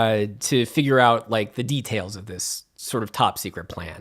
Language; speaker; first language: English; native; English